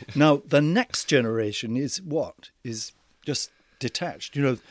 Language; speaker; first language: English; native; English